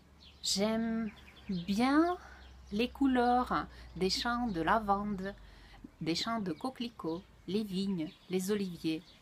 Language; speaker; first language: French; non-native, fluent; Russian